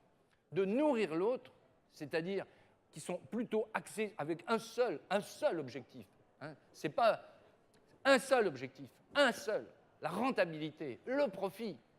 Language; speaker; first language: French; native; French